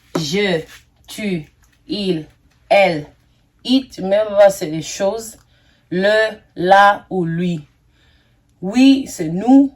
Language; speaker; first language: French; non-native, local second language; Lingala